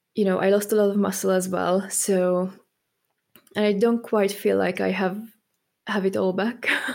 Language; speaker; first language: English; non-native, fluent; Hungarian